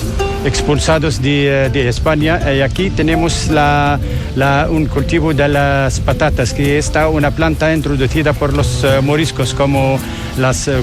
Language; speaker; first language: Spanish; non-native, fluent; Arabic